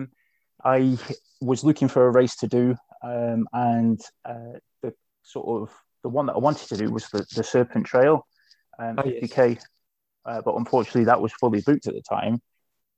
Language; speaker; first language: English; native; English